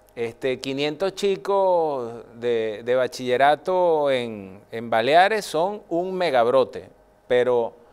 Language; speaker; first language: Spanish; native; Spanish